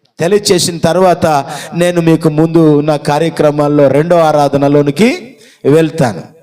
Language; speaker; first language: Telugu; non-native, local second language; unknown